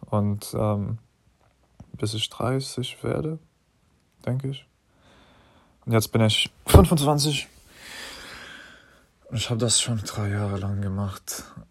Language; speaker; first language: German; non-native, fluent; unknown